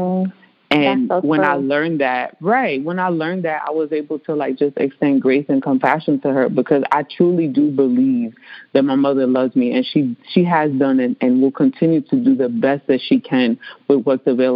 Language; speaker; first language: English; early bilingual, other home language; Spanish